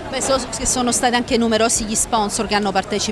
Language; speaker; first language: Italian; native; Italian